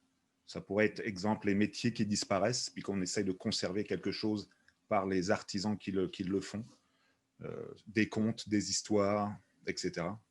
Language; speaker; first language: French; native; French